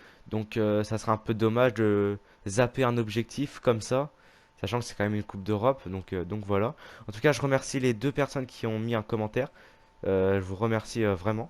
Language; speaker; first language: French; native; French